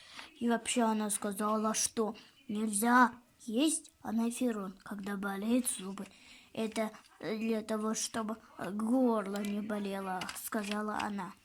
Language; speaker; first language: Russian; non-native, local second language; Kazakh